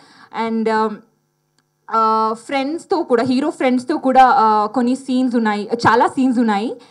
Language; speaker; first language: Telugu; non-native, learner; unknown